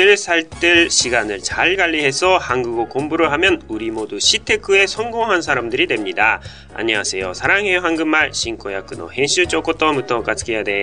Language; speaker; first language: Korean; non-native, fluent; Japanese